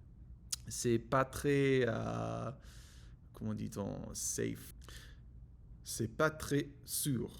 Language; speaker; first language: French; non-native, learner; English